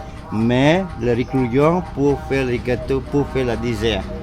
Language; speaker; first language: French; non-native, learner; Khmer